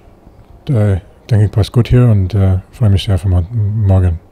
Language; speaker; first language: German; non-native, learner; English